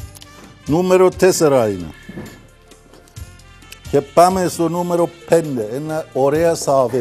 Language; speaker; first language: Greek; non-native, learner; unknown